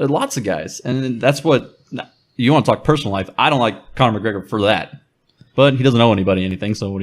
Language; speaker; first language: English; native; English